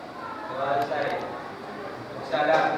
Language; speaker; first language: Indonesian; native; Indonesian